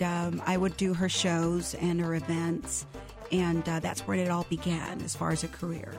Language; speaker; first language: English; early bilingual, other home language; Spanish